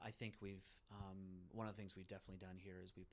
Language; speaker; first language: English; early bilingual, other home language; Spanish